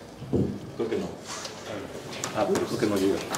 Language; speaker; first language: Spanish; native; Spanish